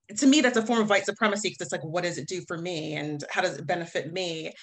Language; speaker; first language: English; native; English